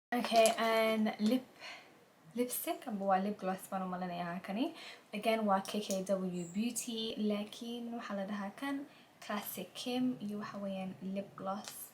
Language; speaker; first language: Somali; early bilingual, heritage; Somali